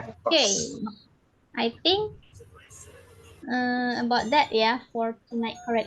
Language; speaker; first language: English; non-native, fluent; Indonesian